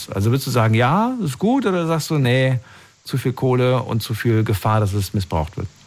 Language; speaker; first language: German; native; German